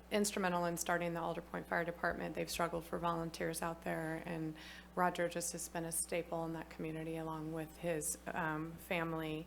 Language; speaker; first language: English; native; English